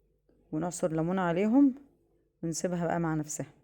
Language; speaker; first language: Arabic; native; Arabic